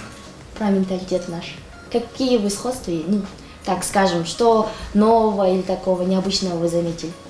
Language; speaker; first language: Russian; non-native, local second language; Kazakh